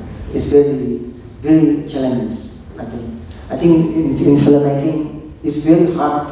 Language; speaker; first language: English; non-native, local second language; Indonesian